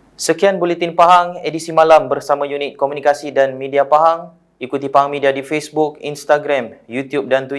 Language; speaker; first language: Malay; native; Malay